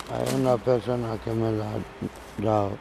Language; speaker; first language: Spanish; non-native, learner; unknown